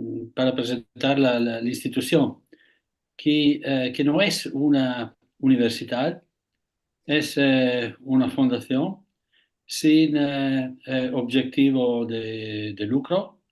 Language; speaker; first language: Spanish; non-native, fluent; Italian